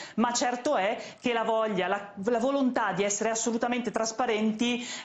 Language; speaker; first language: Italian; native; Italian